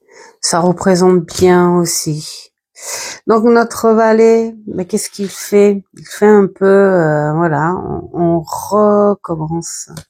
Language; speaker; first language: French; native; French